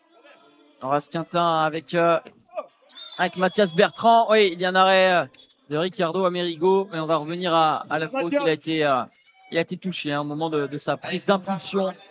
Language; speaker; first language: French; native; French